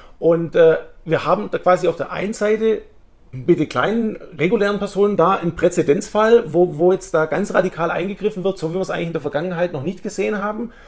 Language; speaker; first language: German; early bilingual, heritage; German